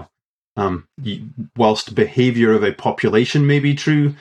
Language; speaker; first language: English; native; English